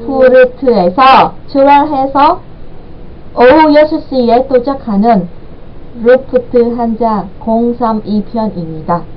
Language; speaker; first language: Korean; non-native, fluent; Vietnamese